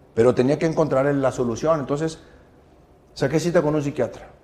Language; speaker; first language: Spanish; native; Spanish